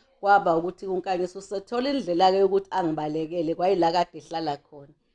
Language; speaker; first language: Zulu; native; Zulu